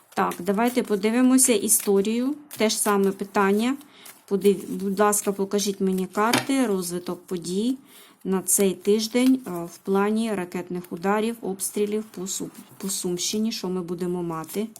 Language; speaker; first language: Ukrainian; non-native, local second language; Russian